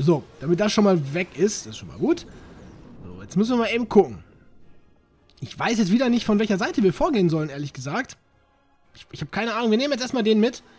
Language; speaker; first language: German; native; German